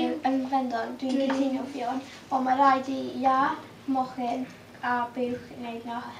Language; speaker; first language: Welsh; non-native, local second language; English